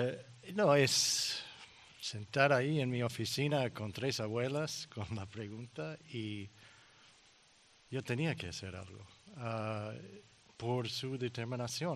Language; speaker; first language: Spanish; non-native, learner; English